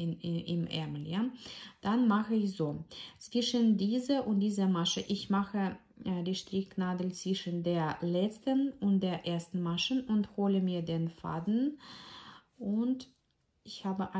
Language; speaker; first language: German; non-native, fluent; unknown